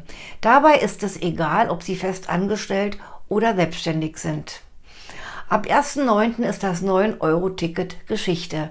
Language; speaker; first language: German; native; German